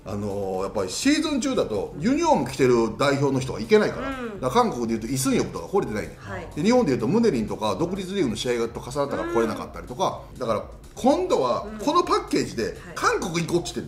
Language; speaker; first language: Japanese; native; Japanese